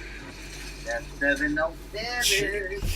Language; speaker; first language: English; native; English